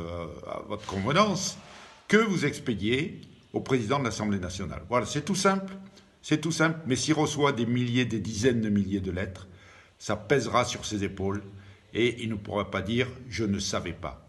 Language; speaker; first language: French; native; French